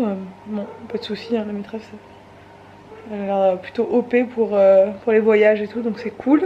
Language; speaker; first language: French; native; French